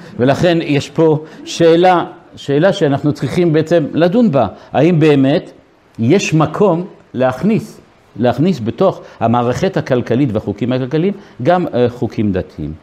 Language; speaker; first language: Hebrew; non-native, fluent; French